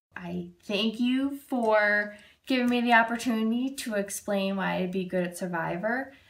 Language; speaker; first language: English; native; English